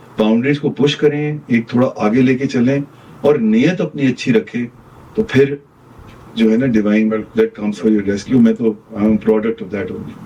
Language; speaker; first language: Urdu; non-native, local second language; Punjabi